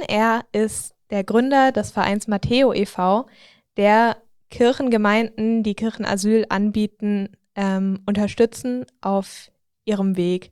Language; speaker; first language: German; native; German